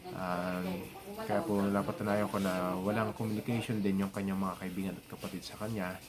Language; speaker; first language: Filipino; native; Filipino